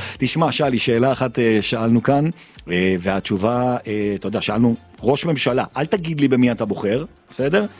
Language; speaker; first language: Hebrew; native; Hebrew